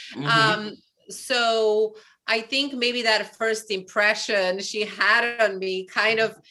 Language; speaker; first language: English; non-native, fluent; Albanian